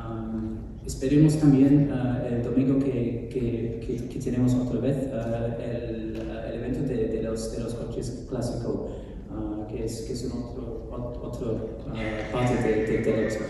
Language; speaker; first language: Spanish; non-native, fluent; English